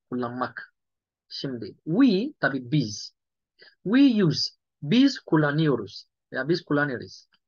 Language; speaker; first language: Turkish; non-native, fluent; Yoruba